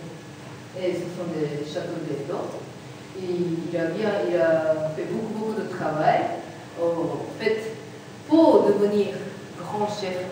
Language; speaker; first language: French; non-native, learner; Japanese